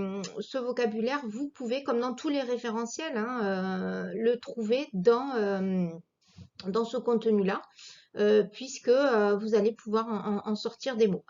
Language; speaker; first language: French; native; French